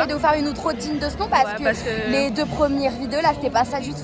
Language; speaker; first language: French; native; French